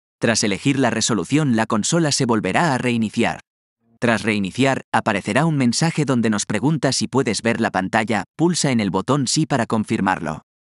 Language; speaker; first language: Spanish; native; Spanish